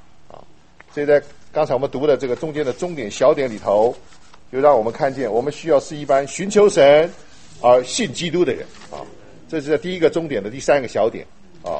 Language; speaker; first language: Chinese; native; Chinese